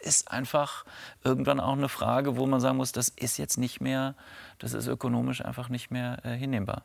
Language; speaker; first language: German; native; German